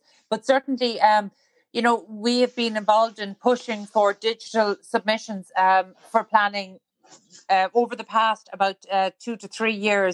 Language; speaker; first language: English; native; English